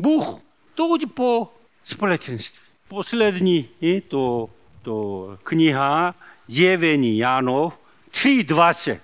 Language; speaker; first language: Czech; non-native, learner; Korean